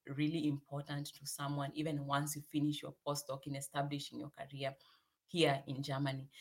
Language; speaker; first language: English; non-native, local second language; Swahili